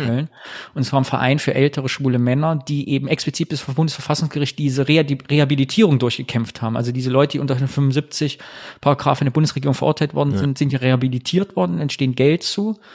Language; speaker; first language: German; native; German